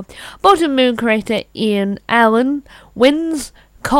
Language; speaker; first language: English; native; English